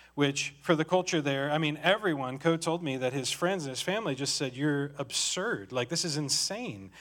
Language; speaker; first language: English; native; English